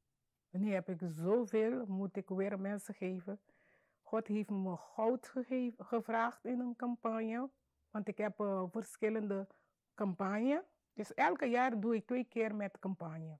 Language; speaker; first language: Dutch; non-native, local second language; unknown